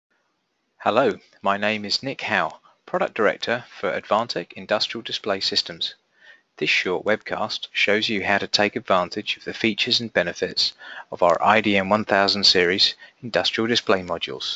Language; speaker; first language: English; native; English